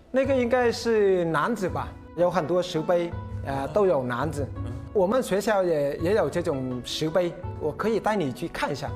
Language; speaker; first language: Chinese; non-native, fluent; Vietnamese